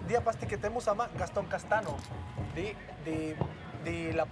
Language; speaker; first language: Indonesian; non-native, fluent; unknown